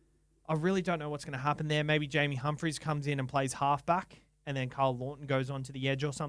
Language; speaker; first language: English; native; English